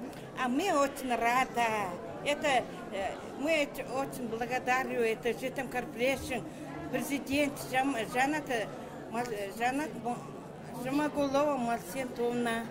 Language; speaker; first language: Russian; non-native, learner; Mongolian